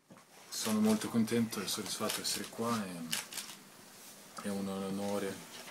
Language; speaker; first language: Italian; non-native, fluent; Lithuanian